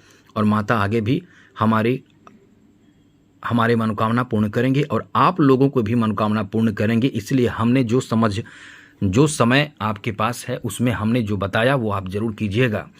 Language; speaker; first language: Hindi; native; Hindi